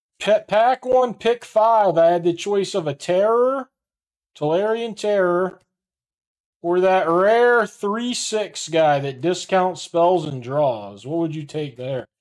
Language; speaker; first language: English; native; English